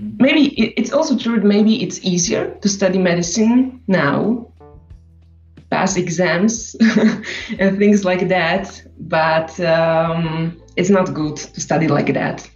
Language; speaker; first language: English; non-native, fluent; Slovak